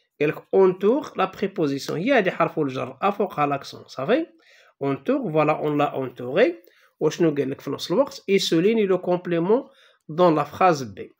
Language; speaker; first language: French; non-native, local second language; Arabic